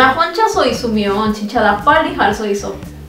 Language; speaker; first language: Korean; non-native, learner; Spanish